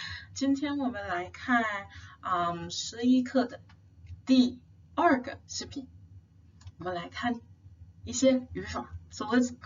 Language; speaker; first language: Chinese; non-native, fluent; English